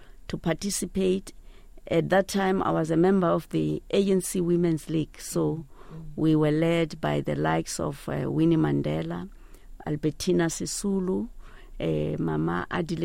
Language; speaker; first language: English; non-native, local second language; Xhosa